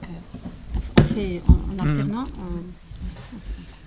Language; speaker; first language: French; non-native, fluent; Spanish